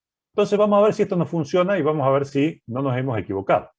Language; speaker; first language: Spanish; native; Spanish